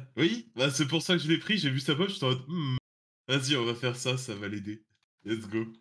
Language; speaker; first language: French; native; French